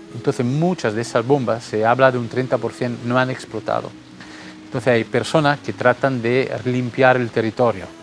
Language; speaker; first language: Spanish; non-native, fluent; Italian